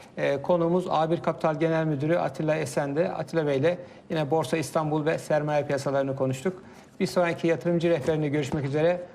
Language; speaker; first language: Turkish; native; Turkish